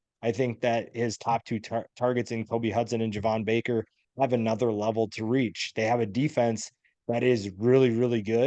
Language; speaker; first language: English; native; English